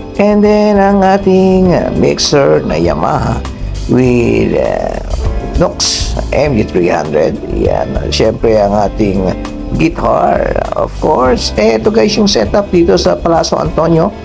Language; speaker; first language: Filipino; native; Filipino